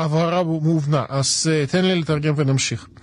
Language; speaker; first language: Hebrew; non-native, fluent; Russian